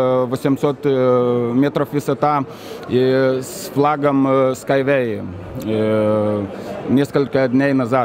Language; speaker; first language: Russian; non-native, fluent; Lithuanian